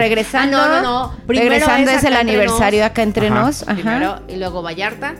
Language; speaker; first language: Spanish; native; Spanish